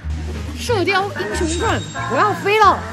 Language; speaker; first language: Chinese; native; Chinese